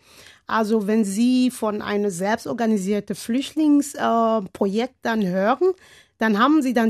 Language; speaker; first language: German; non-native, learner; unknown